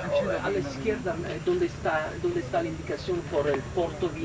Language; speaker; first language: Spanish; non-native, learner; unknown